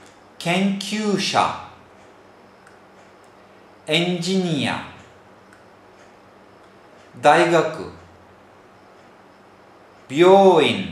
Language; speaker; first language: Japanese; non-native, fluent; Turkish